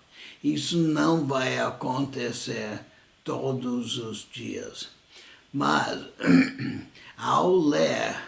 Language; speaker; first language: Portuguese; non-native, fluent; English